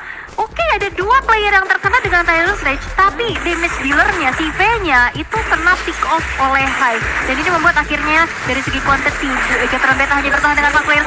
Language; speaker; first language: Indonesian; native; Indonesian